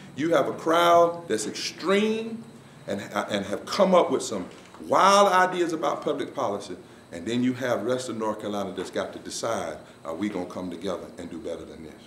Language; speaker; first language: English; native; English